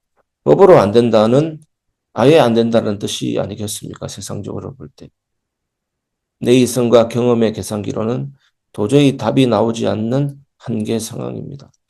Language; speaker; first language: Korean; native; Korean